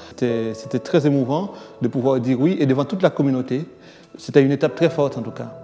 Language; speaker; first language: French; non-native, local second language; Haitian Creole